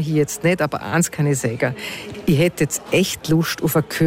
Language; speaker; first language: German; native; German